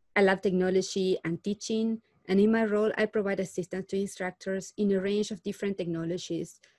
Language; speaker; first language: English; non-native, fluent; Spanish